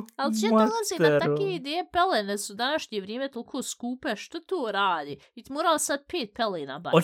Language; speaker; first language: Bosnian; early bilingual, heritage; Bosnian